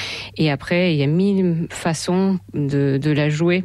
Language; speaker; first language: French; non-native, fluent; Russian